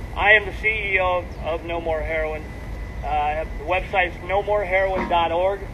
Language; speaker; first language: English; native; English